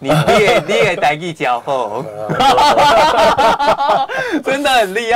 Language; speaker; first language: Chinese; native; Chinese